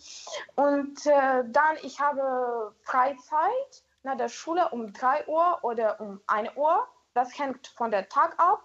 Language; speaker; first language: German; non-native, learner; Ukrainian